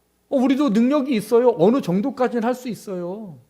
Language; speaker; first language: Korean; native; Korean